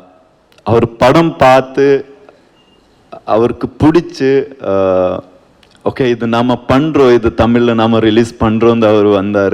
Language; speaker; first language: Tamil; non-native, learner; Kannada